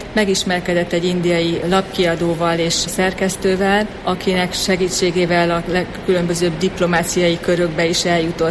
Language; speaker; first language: Hungarian; native; Hungarian